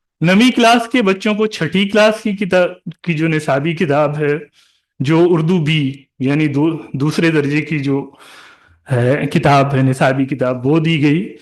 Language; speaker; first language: Urdu; native; Urdu